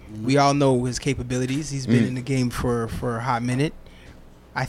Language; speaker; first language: English; non-native, fluent; Arabic